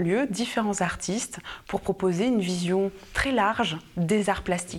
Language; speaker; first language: French; native; French